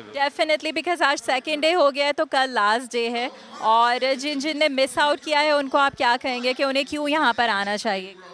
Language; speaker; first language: Urdu; native; Urdu